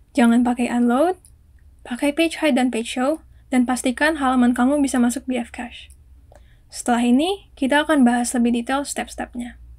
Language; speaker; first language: Indonesian; native; Indonesian